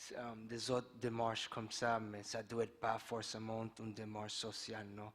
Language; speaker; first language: French; non-native, fluent; English